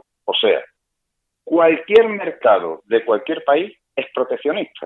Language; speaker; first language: Spanish; native; Spanish